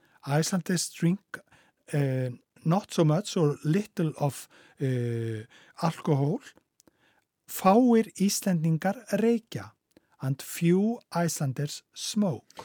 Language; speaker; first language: English; non-native, fluent; Icelandic